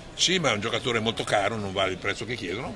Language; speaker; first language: Italian; native; Italian